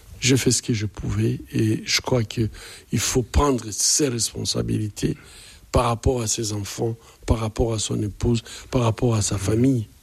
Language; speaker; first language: French; non-native, local second language; Swahili